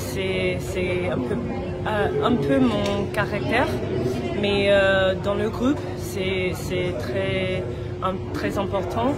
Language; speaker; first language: French; non-native, local second language; Haitian Creole